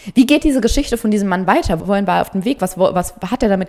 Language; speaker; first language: German; native; German